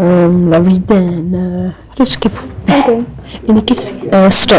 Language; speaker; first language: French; non-native, learner; English